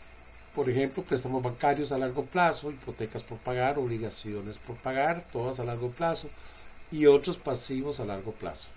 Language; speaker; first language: Spanish; native; Spanish